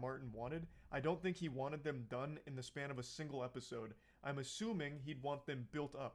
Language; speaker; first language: English; native; English